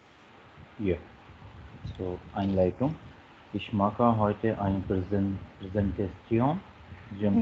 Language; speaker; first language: German; non-native, learner; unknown